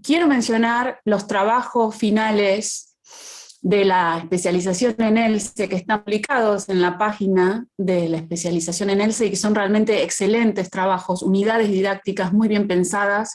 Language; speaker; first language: Spanish; native; Spanish